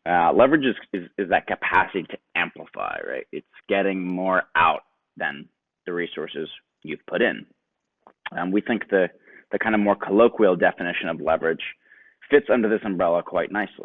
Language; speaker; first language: English; native; English